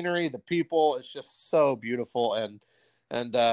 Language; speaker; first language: English; native; English